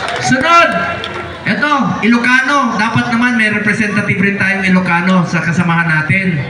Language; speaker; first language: Filipino; non-native, local second language; Cebuano